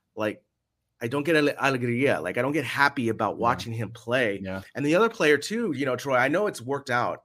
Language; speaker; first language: English; native; English